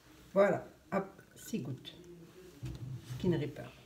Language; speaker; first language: French; native; French